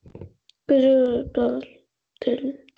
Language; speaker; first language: French; non-native, learner; Arabic